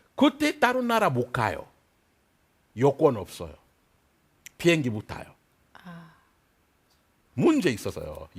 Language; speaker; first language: Korean; non-native, learner; French